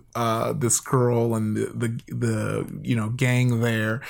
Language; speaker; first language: English; native; English